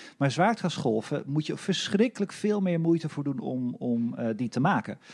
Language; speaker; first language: Dutch; native; Dutch